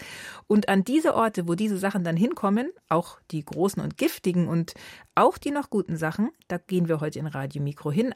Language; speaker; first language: German; native; German